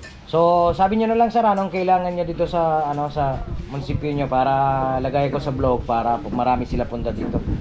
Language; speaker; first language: Filipino; non-native, learner; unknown